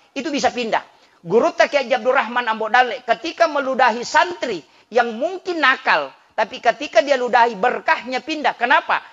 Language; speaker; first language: Indonesian; non-native, local second language; Buginese